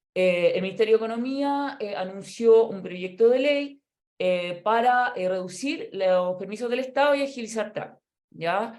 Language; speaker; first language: Spanish; native; Spanish